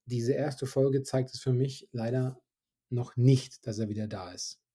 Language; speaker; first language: German; native; German